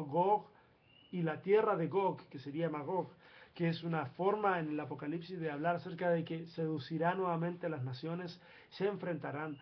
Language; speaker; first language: Spanish; native; Spanish